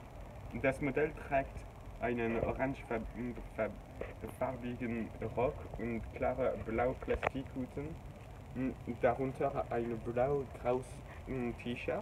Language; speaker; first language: German; non-native, learner; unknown